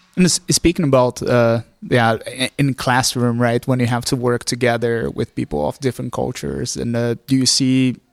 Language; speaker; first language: English; non-native, fluent; Portuguese